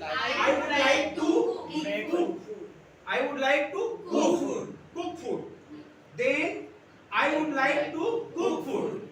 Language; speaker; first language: English; non-native, fluent; Chhattisgarhi